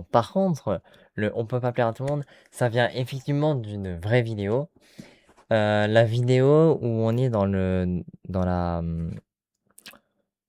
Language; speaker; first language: French; native; French